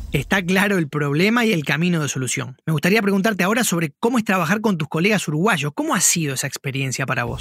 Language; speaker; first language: Spanish; native; Spanish